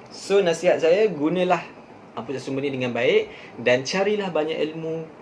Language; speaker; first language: Malay; native; Malay